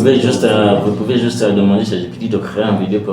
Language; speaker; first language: French; non-native, learner; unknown